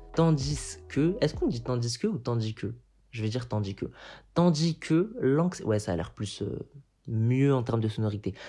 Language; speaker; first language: French; non-native, local second language; Arabic